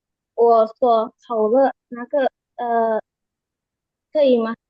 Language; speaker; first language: Chinese; non-native, learner; Indonesian